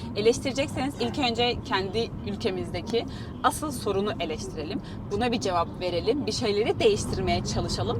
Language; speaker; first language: Turkish; native; Turkish